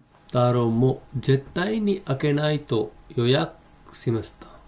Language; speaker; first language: Japanese; non-native, fluent; Hindi